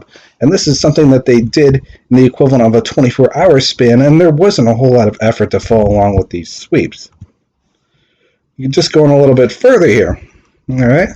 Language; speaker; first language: English; native; English